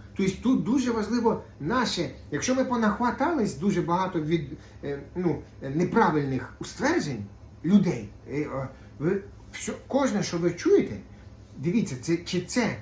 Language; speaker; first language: Ukrainian; native; Ukrainian